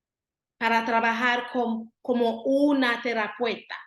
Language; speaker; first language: Spanish; non-native, learner; Haitian Creole